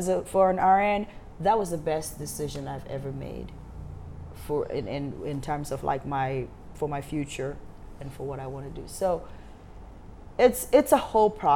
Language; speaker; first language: English; non-native, local second language; Wolof